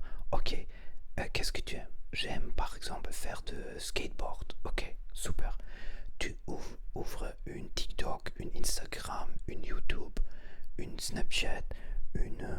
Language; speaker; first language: French; non-native, learner; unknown